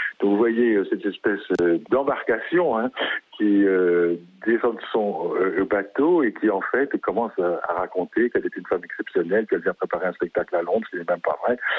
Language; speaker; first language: French; native; French